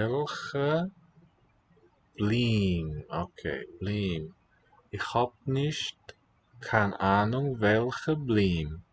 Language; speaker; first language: German; non-native, learner; English